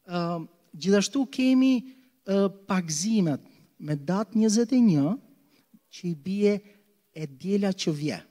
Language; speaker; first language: Albanian; non-native, fluent; English